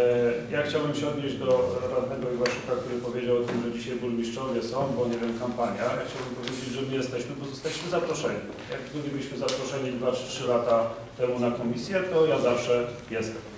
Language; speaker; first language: Polish; native; Polish